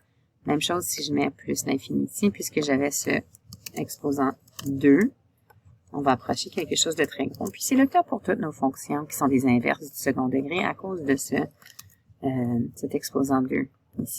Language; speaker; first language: French; native; French